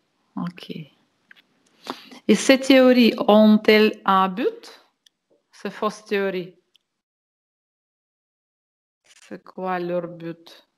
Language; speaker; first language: French; non-native, fluent; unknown